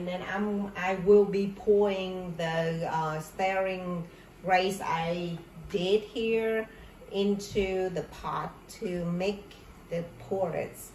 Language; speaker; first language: English; non-native, learner; Vietnamese